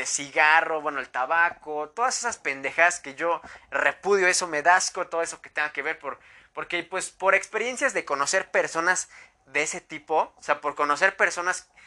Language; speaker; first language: Spanish; native; Spanish